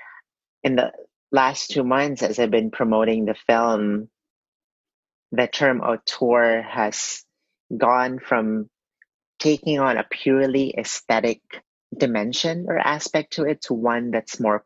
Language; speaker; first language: English; non-native, local second language; Cebuano